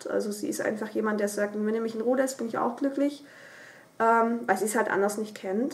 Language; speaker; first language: German; native; German